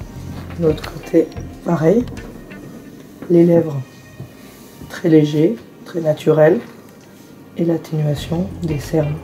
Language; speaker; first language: French; native; French